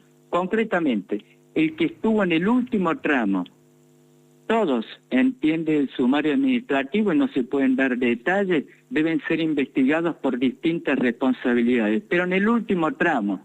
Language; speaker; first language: Spanish; native; Spanish